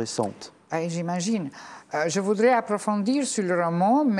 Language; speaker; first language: French; non-native, fluent; Albanian